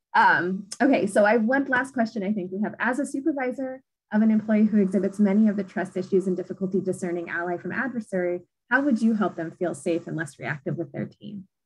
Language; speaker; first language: English; native; English